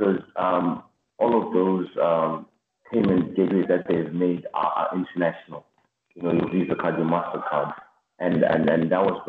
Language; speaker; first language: English; non-native, local second language; Shona